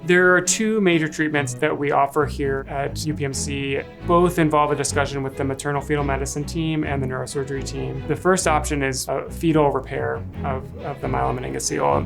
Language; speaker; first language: English; native; English